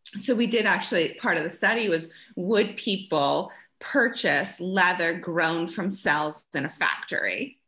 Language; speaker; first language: English; early bilingual, other home language; German